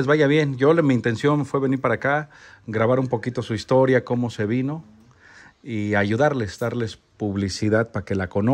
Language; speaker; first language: Spanish; native; Spanish